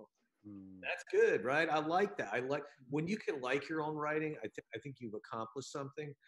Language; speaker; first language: English; native; English